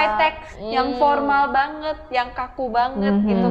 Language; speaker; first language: Indonesian; early bilingual, other home language; Korean